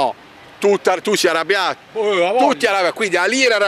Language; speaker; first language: Italian; native; Italian